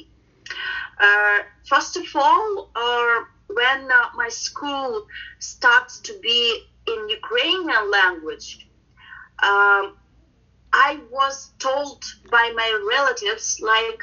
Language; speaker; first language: English; non-native, fluent; Ukrainian